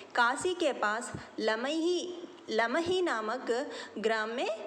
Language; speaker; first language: Hindi; non-native, local second language; Telugu